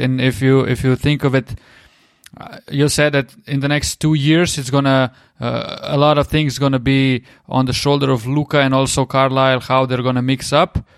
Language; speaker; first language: English; non-native, fluent; Slovenian